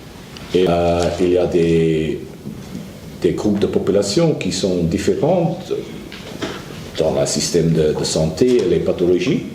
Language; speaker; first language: French; non-native, learner; Dutch